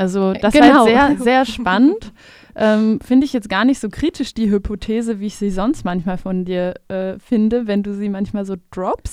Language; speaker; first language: German; native; German